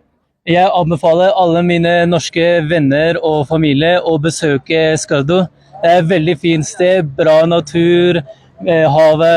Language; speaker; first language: Norwegian; non-native, fluent; Punjabi